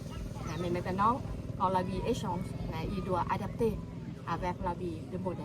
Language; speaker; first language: French; non-native, learner; Thai